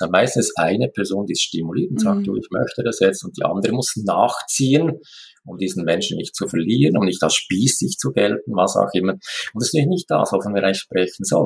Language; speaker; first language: German; native; German